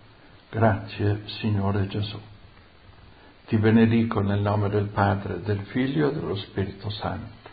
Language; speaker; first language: Italian; native; Italian